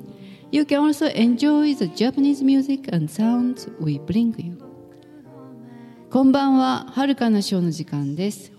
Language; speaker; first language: Japanese; native; Japanese